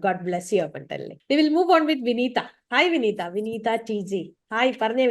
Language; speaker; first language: Malayalam; native; Malayalam